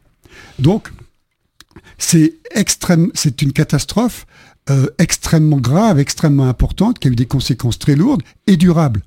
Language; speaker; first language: French; native; French